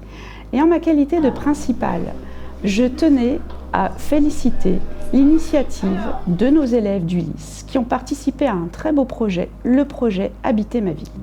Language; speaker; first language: French; native; French